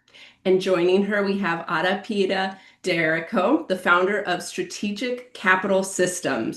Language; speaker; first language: English; native; English